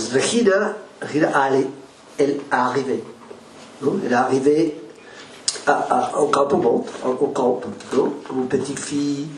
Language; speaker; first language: French; non-native, learner; Spanish